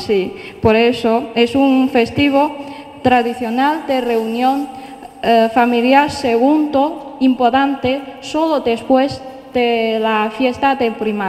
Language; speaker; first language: Spanish; non-native, fluent; Chinese